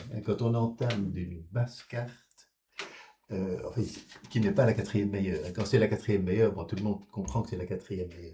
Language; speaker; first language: French; native; French